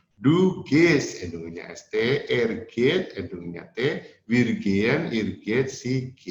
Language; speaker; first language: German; non-native, fluent; Indonesian